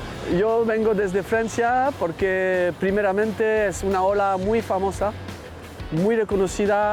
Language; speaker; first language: Spanish; non-native, fluent; French